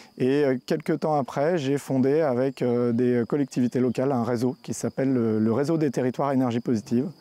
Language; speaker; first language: French; native; French